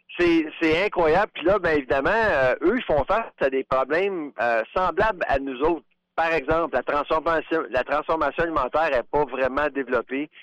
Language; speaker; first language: French; native; French